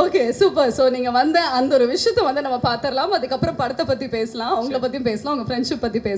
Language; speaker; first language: Tamil; native; Tamil